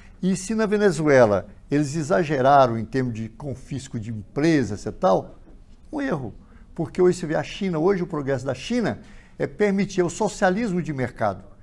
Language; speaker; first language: Portuguese; native; Portuguese